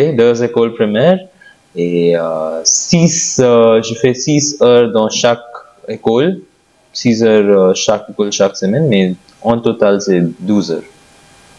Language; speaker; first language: French; non-native, learner; Hindi